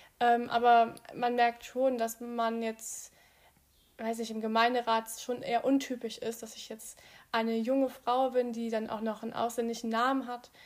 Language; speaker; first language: German; early bilingual, other home language; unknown